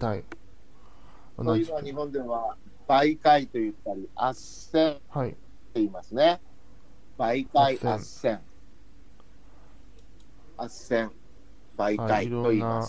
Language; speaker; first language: Japanese; non-native, fluent; Chinese